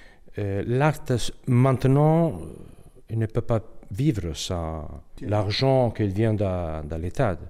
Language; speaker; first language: French; non-native, learner; Italian